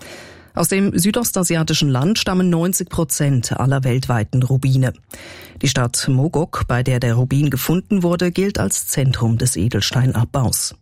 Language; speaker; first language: German; native; German